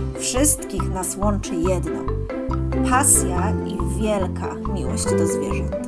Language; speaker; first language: Polish; native; Polish